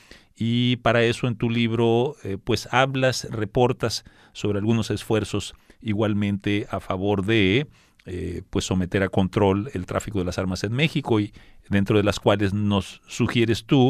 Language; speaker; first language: Spanish; native; Spanish